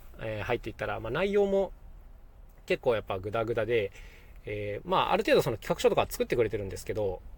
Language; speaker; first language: Japanese; native; Japanese